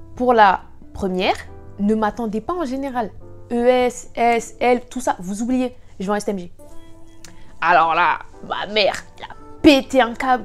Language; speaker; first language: French; native; French